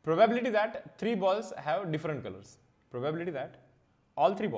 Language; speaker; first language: English; non-native, local second language; Marathi